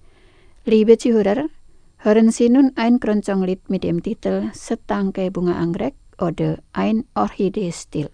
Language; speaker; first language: German; non-native, fluent; Indonesian